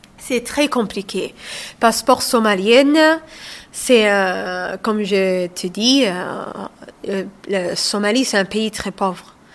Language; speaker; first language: French; non-native, learner; Somali